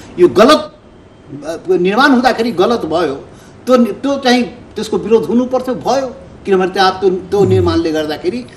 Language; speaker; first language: Nepali; non-native, local second language; Maithili